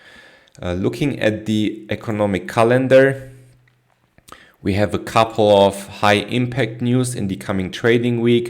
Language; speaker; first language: English; non-native, fluent; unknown